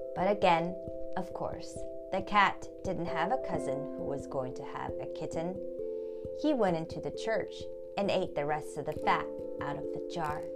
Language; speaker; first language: English; early bilingual, other home language; German